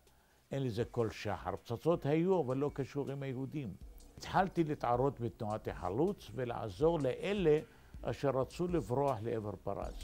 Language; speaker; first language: Hebrew; non-native, fluent; Arabic